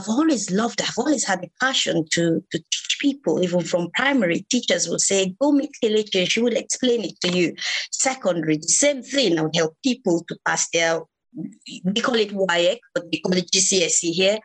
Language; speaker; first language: English; non-native, local second language; Igbo